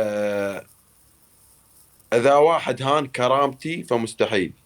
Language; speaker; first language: Arabic; native; Arabic